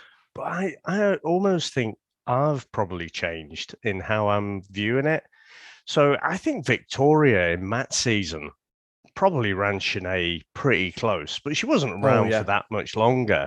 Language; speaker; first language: English; native; English